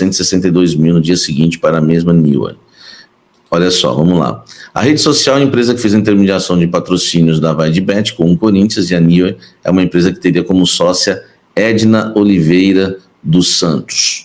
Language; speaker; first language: Portuguese; native; Portuguese